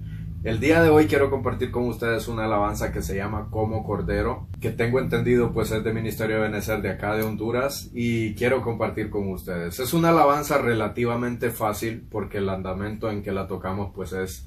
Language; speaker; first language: Spanish; native; Spanish